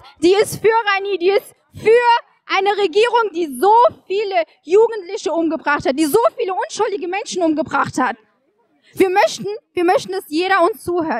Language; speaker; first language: German; early bilingual, other home language; Persian